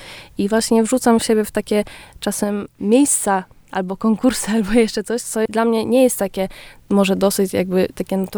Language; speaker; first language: Polish; early bilingual, heritage; Polish